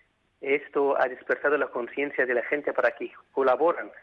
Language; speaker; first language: Spanish; non-native, fluent; Arabic